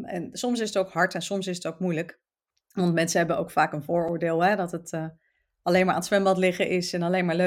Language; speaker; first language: Dutch; native; Dutch